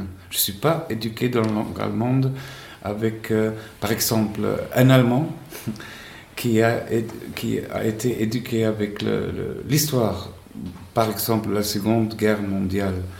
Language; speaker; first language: French; non-native, fluent; Spanish